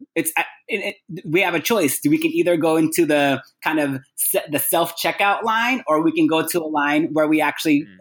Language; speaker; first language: English; native; English